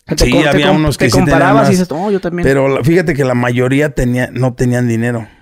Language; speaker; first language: Spanish; native; Spanish